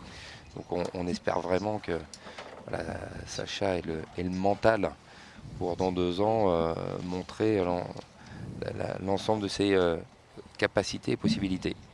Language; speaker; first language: French; native; French